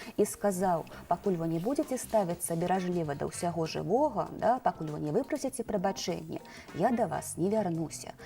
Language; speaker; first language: Belarusian; native; Belarusian